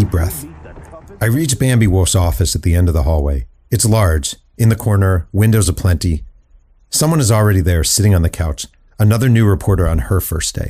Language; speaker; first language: English; native; English